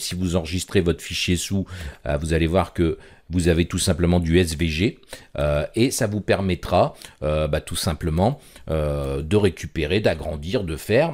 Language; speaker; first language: French; native; French